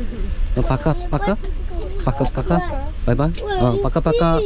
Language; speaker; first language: Russian; non-native, learner; Korean